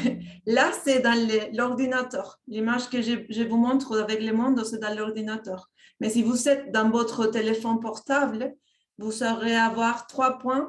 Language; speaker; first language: French; non-native, fluent; Spanish